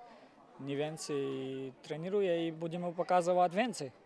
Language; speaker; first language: Polish; non-native, learner; Georgian